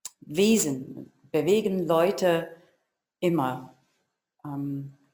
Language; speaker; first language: German; non-native, learner; Chinese